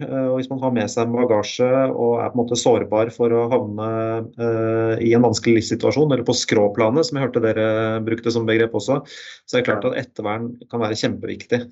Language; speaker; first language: Norwegian; native; Norwegian